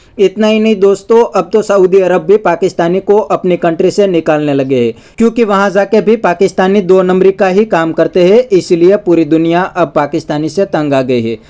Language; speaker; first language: Hindi; native; Hindi